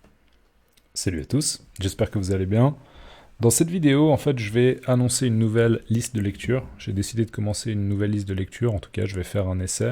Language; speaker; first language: French; native; French